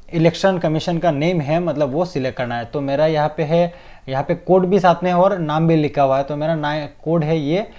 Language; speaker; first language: Hindi; non-native, fluent; Bangla